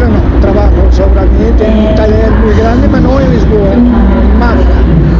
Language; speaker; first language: Spanish; non-native, learner; Portuguese